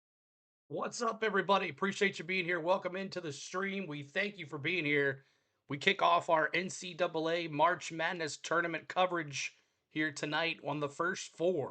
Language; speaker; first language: English; native; English